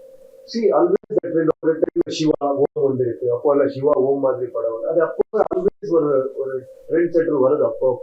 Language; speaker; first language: Tamil; non-native, learner; Kannada